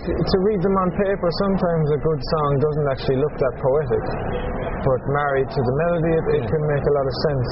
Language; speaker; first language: English; native; English